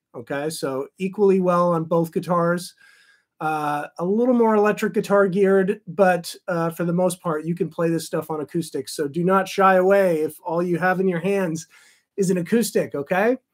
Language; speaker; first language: English; native; English